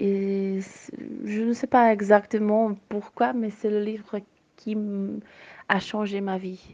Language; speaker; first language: French; non-native, fluent; Portuguese